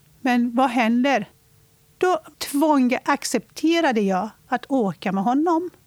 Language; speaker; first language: Swedish; non-native, fluent; Persian